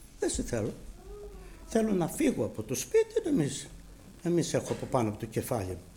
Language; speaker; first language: Greek; native; Greek